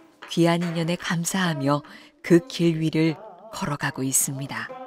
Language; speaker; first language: Korean; native; Korean